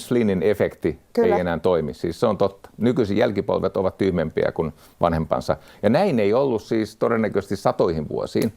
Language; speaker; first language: Finnish; native; Finnish